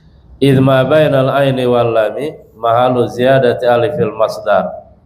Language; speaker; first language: Arabic; non-native, fluent; Indonesian